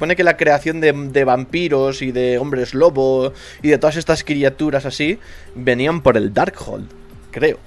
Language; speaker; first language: Spanish; native; Spanish